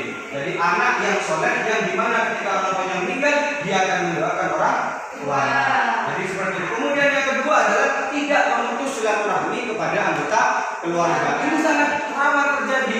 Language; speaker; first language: Indonesian; native; Indonesian